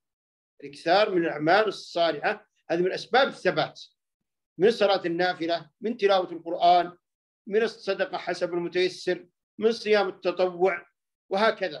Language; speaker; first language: Arabic; native; Arabic